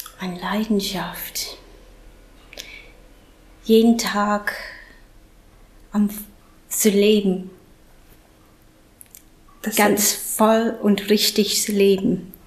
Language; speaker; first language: German; non-native, fluent; English